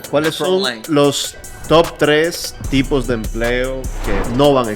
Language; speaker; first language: Spanish; native; Spanish